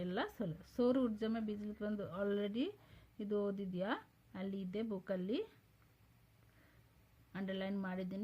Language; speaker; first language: Kannada; non-native, local second language; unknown